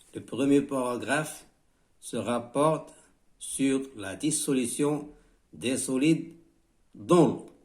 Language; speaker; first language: French; non-native, local second language; Arabic